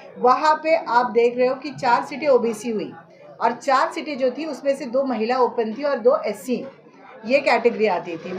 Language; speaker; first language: Hindi; non-native, local second language; Marathi